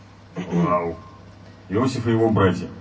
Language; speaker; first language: Russian; native; Russian